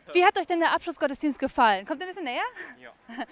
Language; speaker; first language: German; native; German